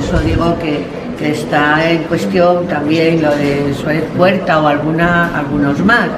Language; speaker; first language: Spanish; native; Spanish